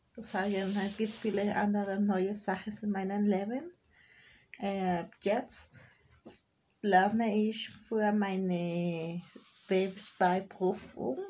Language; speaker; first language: German; non-native, learner; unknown